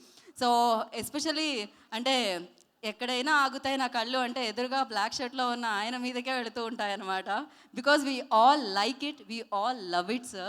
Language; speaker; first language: Telugu; native; Telugu